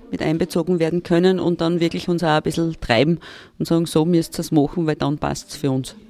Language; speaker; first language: German; native; German